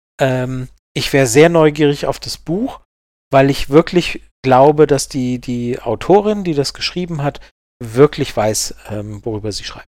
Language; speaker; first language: German; native; German